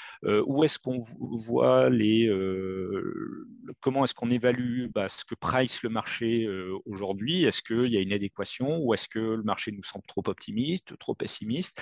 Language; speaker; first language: French; native; French